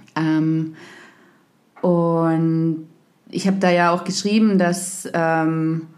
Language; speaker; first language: German; native; German